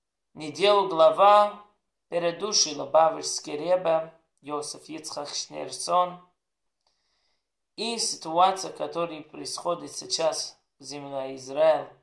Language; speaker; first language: Russian; non-native, learner; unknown